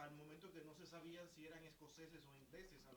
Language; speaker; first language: Spanish; native; Spanish